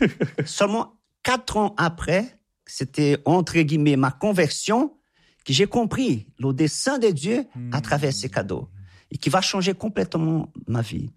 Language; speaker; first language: French; non-native, fluent; Portuguese